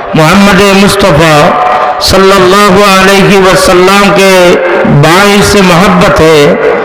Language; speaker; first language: Urdu; non-native, local second language; Sylheti